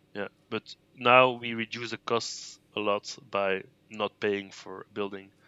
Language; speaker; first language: English; non-native, fluent; Dutch